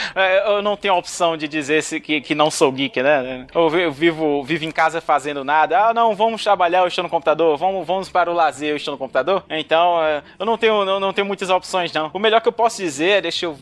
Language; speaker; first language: Portuguese; native; Portuguese